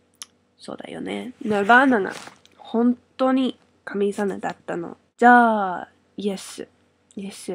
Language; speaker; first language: Japanese; non-native, learner; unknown